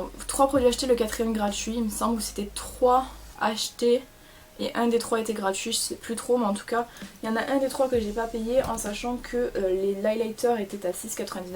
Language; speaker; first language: French; native; French